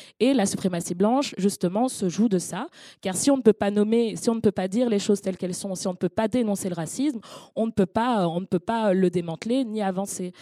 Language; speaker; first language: French; native; French